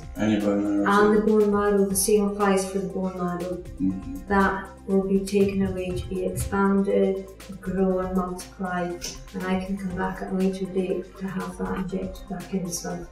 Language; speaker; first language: English; native; English